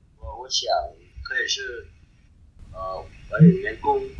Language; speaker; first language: Chinese; non-native, learner; Vietnamese